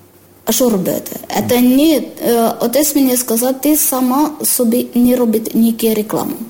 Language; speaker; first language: Ukrainian; non-native, learner; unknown